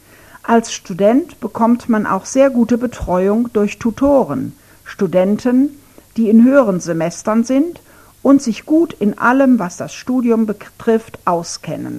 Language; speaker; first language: German; non-native, fluent; Ukrainian